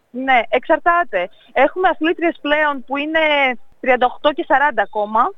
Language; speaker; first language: Greek; native; Greek